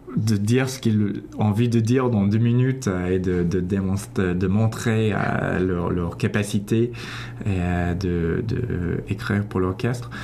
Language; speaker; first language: French; non-native, fluent; English